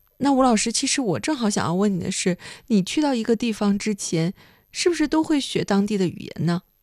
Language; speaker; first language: Chinese; native; Chinese